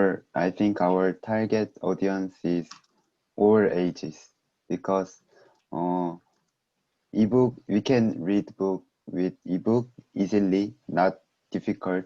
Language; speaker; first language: English; non-native, learner; Korean